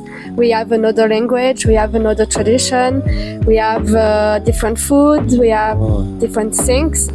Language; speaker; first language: English; non-native, fluent; French